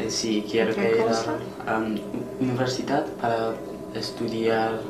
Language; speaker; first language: Spanish; non-native, learner; English